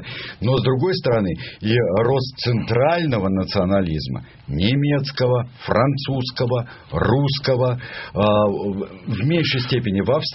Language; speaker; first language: Russian; native; Russian